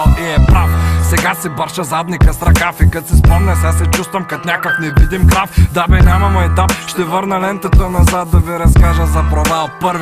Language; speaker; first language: Bulgarian; native; Bulgarian